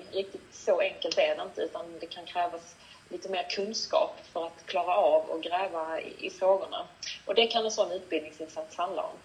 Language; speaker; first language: Swedish; native; Swedish